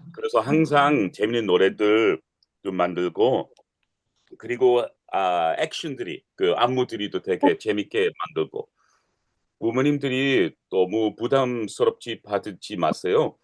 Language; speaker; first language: Korean; non-native, learner; English